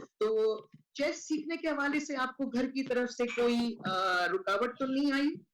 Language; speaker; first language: Urdu; native; Urdu